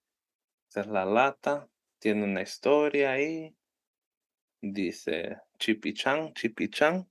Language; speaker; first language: Spanish; early bilingual, heritage; Spanish